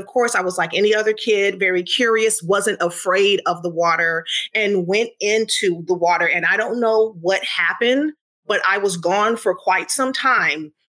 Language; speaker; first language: English; native; English